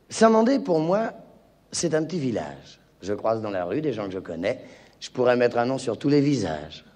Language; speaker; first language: French; native; French